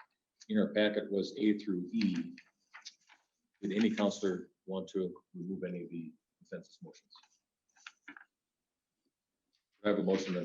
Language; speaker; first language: English; native; English